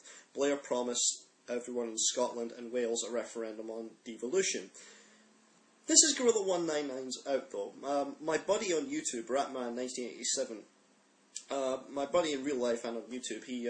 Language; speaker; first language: English; native; English